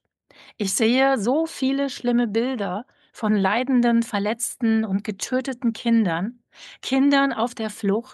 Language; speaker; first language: German; native; German